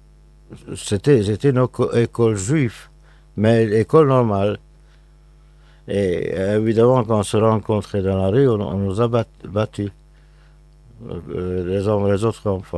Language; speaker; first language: French; non-native, fluent; Hungarian